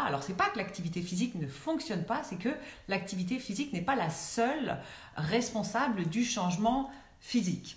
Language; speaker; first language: French; native; French